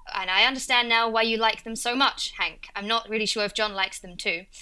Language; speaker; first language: English; native; English